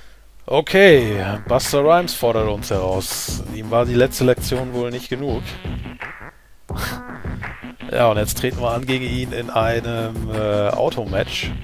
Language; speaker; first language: German; native; German